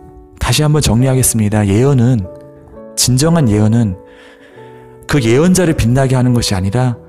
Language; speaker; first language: Korean; native; Korean